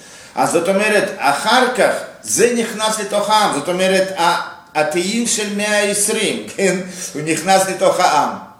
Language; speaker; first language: Hebrew; non-native, fluent; Russian